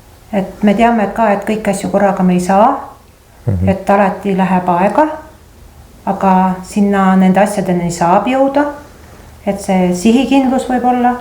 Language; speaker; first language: Estonian; native; Estonian